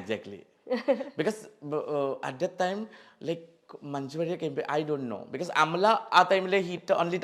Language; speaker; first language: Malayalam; non-native, learner; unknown